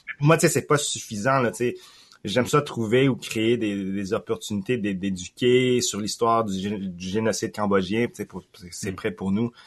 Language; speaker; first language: French; early bilingual, other home language; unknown